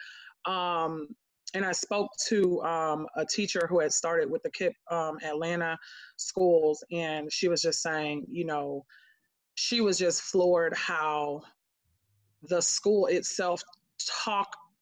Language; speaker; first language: English; native; English